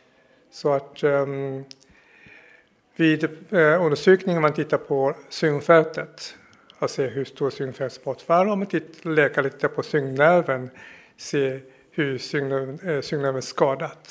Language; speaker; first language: Swedish; non-native, fluent; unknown